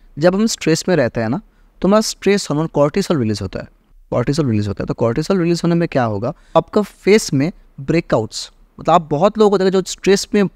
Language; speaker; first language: Hindi; native; Hindi